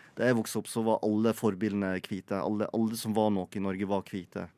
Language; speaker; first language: Norwegian; native; Norwegian